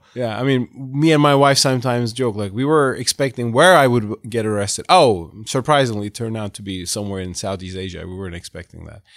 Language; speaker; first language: English; non-native, fluent; Turkish